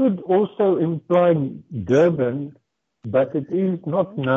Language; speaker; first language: English; non-native, local second language; Afrikaans